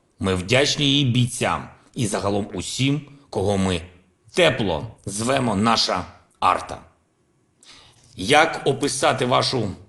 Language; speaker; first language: Ukrainian; non-native, local second language; Russian